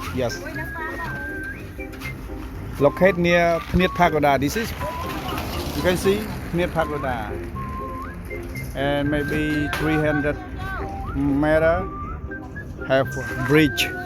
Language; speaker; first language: English; non-native, learner; Khmer